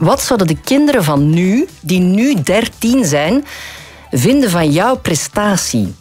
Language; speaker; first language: Dutch; native; Dutch